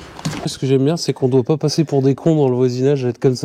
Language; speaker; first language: French; native; French